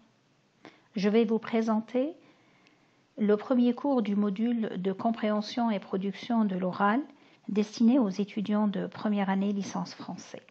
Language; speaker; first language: French; non-native, local second language; Arabic